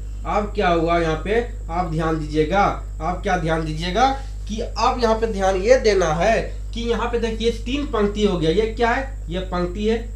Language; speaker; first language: Hindi; native; Hindi